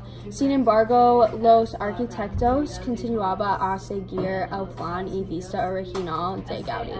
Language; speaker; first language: Spanish; non-native, learner; English